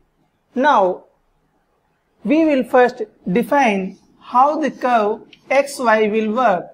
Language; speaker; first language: English; non-native, local second language; Hindi